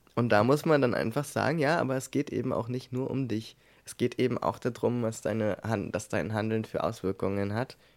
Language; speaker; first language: German; native; German